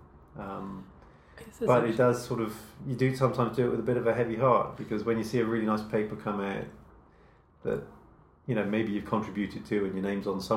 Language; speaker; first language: English; native; English